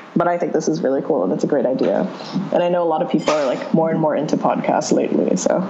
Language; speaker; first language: English; early bilingual, other home language; Cebuano